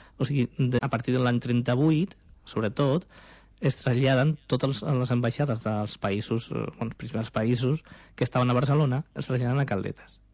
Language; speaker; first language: Catalan; native; Catalan